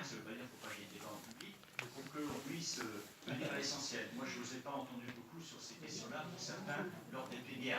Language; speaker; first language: French; native; French